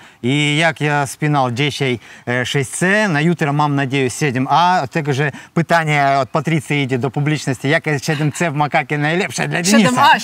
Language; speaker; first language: Polish; non-native, learner; Russian